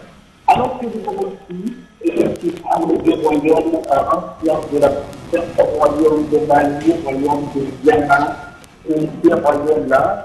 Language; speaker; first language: French; non-native, fluent; Arabic